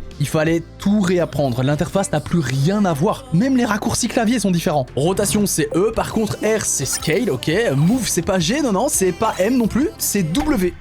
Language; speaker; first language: French; native; French